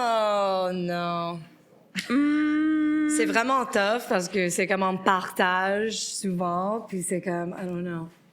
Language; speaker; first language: French; non-native, local second language; English